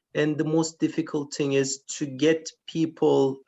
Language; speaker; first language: English; non-native, fluent; Turkish